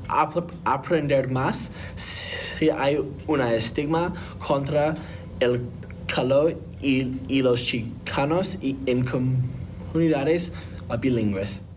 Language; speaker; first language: Spanish; non-native, learner; English